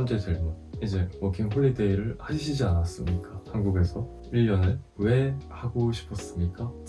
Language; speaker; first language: Korean; native; Korean